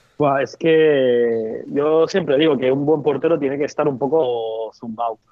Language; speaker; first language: Spanish; non-native, fluent; Turkish